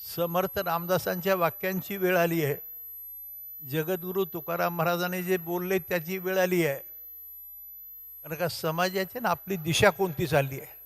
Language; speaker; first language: Marathi; native; Marathi